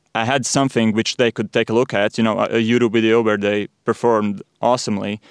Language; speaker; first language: English; non-native, fluent; Latvian